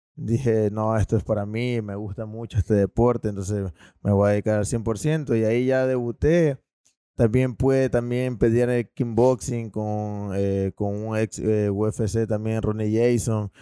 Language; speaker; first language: Spanish; native; Spanish